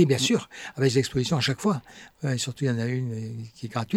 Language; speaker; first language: French; native; French